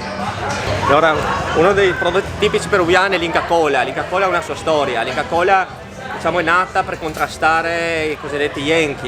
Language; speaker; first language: Italian; non-native, fluent; Spanish